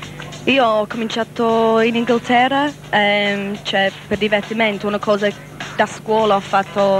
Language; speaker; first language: Italian; non-native, learner; English